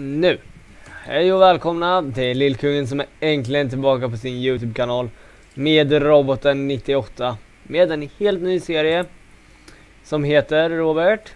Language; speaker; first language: Swedish; native; Swedish